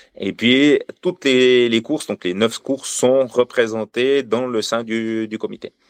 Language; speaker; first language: French; native; French